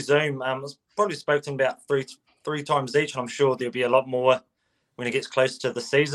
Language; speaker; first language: English; native; English